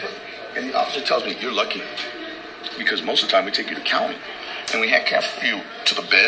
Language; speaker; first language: English; native; English